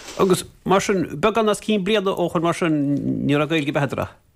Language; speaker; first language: Irish; native; Irish